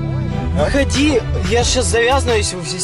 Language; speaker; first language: Russian; native; Russian